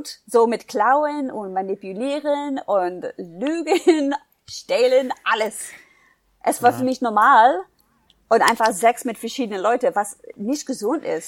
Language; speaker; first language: German; non-native, fluent; English